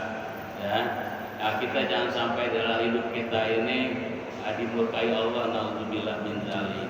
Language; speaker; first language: Indonesian; native; Indonesian